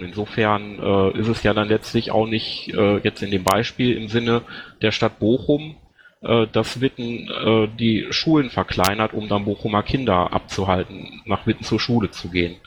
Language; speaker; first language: German; native; German